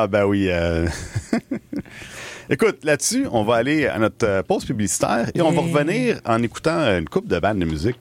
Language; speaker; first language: French; native; French